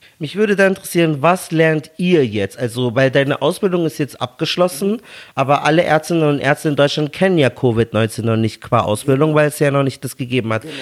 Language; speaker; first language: German; early bilingual, other home language; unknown